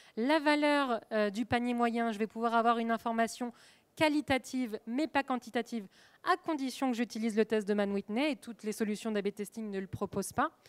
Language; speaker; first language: French; native; French